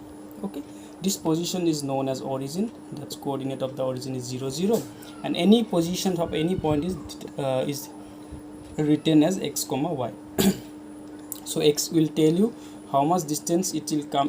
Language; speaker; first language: English; non-native, local second language; Hindi